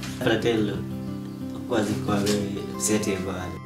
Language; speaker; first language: Italian; non-native, learner; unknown